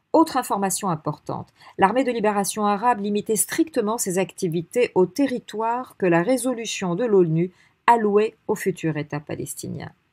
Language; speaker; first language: French; non-native, local second language; Arabic